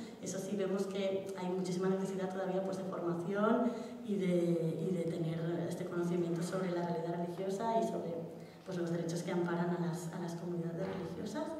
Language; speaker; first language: Spanish; native; Spanish